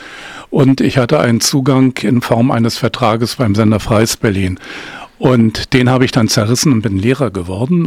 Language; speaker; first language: German; native; German